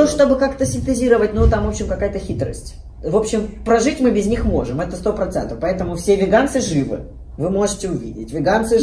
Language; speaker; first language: Russian; native; Russian